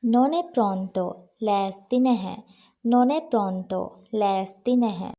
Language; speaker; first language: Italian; non-native, fluent; Sinhala